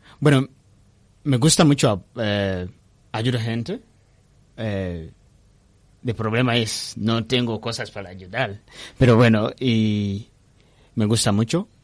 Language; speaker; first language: Spanish; non-native, learner; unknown